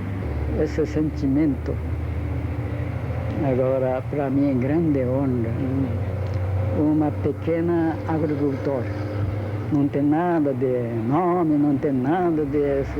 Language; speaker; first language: Portuguese; non-native, learner; Japanese